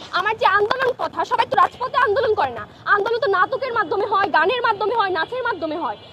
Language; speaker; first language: Bangla; non-native, local second language; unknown